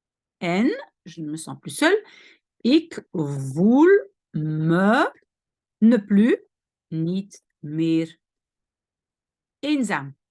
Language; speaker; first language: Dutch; non-native, fluent; French